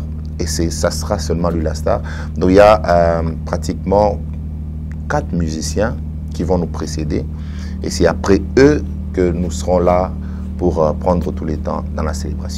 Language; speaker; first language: French; non-native, local second language; Swahili